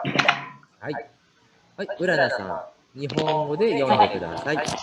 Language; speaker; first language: Japanese; native; Japanese